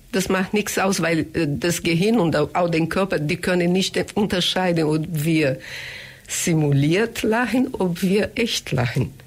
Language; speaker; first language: German; non-native, fluent; Portuguese